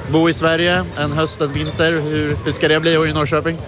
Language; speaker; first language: Swedish; native; Swedish